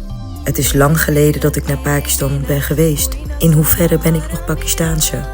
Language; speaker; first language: Dutch; early bilingual, other home language; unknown